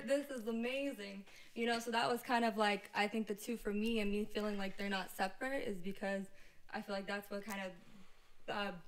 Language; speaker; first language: English; native; English